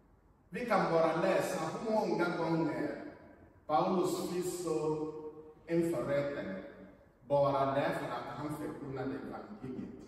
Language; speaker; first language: Swedish; non-native, fluent; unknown